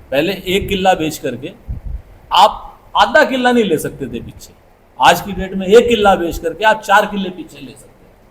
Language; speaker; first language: Hindi; native; Hindi